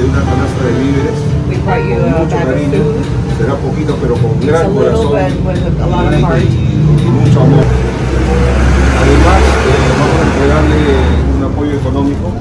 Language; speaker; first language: Spanish; native; Spanish